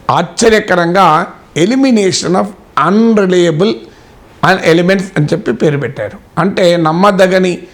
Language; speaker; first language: Telugu; native; Telugu